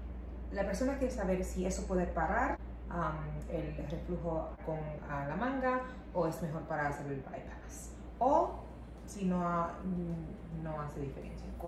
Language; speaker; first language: Spanish; non-native, local second language; English